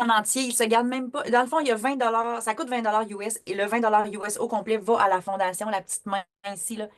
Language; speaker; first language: French; native; French